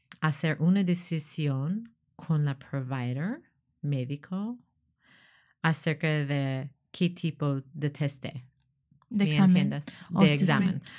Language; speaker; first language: Spanish; non-native, learner; English